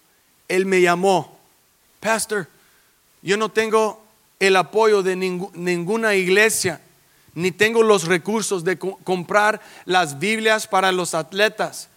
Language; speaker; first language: Spanish; early bilingual, heritage; English